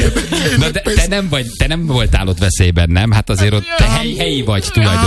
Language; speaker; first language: Hungarian; native; Hungarian